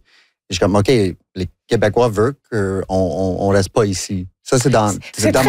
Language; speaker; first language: French; non-native, local second language; English